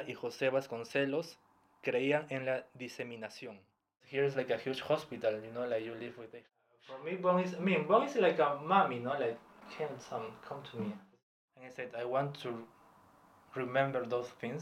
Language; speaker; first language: English; non-native, fluent; Spanish